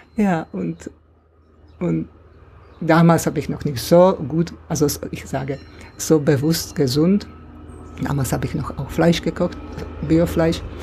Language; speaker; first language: German; non-native, fluent; Czech